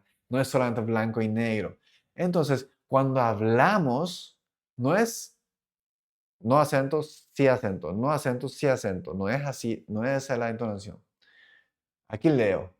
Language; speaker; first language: Spanish; non-native, fluent; Japanese